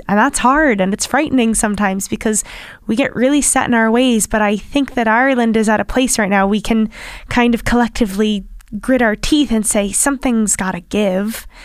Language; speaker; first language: English; native; English